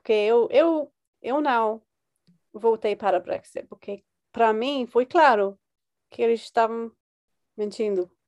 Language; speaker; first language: Portuguese; non-native, fluent; English